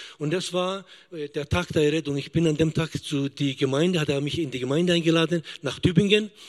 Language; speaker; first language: German; non-native, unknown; Greek